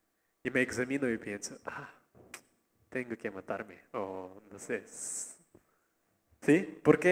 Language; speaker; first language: Spanish; non-native, learner; Russian